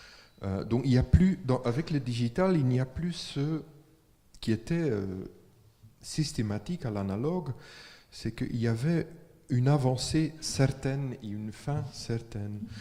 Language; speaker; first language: French; non-native, local second language; Dutch